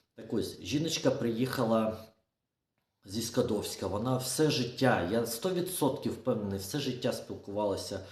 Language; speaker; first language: Ukrainian; non-native, local second language; Russian